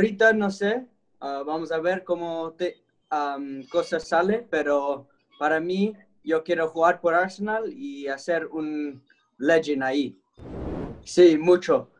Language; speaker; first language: Spanish; early bilingual, heritage; Spanish